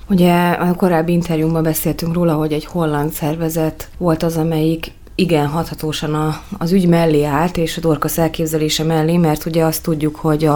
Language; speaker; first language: Hungarian; native; Hungarian